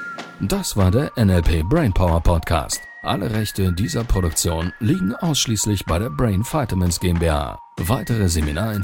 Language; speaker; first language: German; native; German